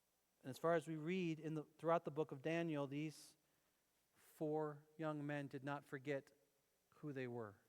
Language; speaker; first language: English; native; English